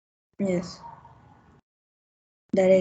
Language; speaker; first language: English; non-native, learner; Spanish